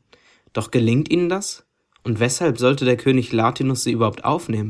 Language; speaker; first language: German; native; German